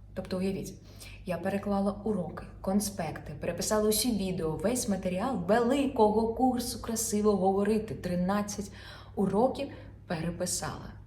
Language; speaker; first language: Ukrainian; non-native, local second language; Russian